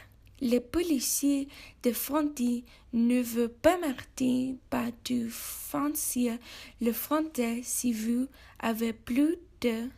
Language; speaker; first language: French; non-native, learner; English